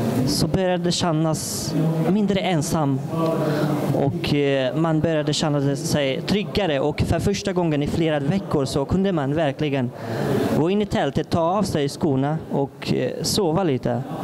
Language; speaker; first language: Swedish; non-native, fluent; Persian